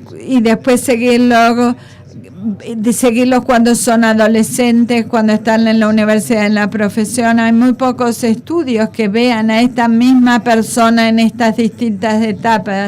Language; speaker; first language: Spanish; non-native, fluent; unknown